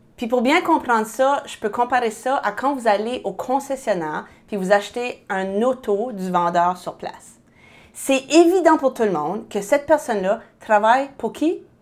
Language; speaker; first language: French; native; French